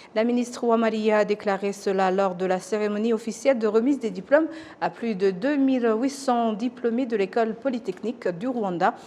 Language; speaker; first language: French; non-native, local second language; Kinyarwanda